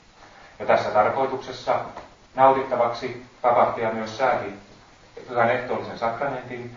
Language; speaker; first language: Finnish; native; Finnish